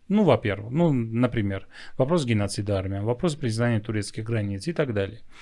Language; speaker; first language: Russian; non-native, local second language; Armenian